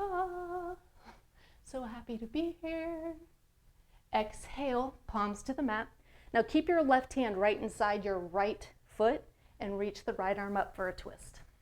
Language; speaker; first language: English; native; English